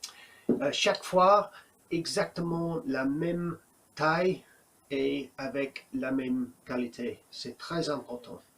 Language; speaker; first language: French; non-native, learner; English